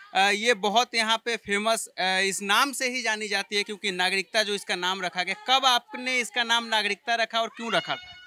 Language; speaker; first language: Hindi; native; Hindi